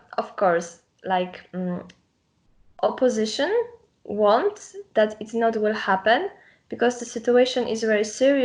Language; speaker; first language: English; non-native, learner; Polish